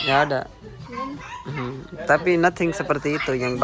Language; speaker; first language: Indonesian; non-native, learner; Urdu